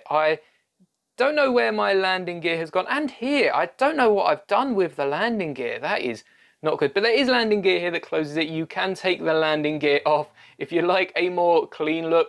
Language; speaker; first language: English; native; English